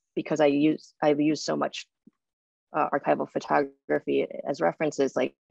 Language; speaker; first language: English; native; English